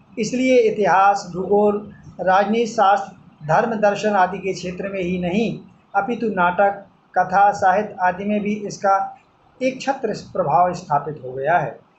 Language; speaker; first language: Hindi; native; Hindi